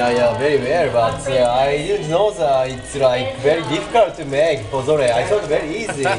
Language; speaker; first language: English; non-native, learner; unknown